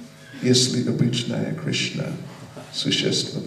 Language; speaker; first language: Russian; non-native, learner; English